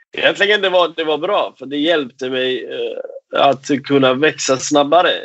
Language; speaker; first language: Swedish; non-native, fluent; Persian